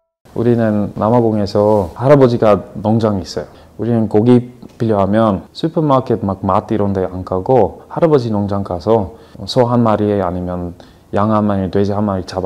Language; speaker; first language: Korean; non-native, fluent; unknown